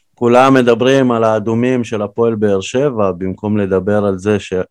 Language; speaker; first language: Hebrew; early bilingual, other home language; Russian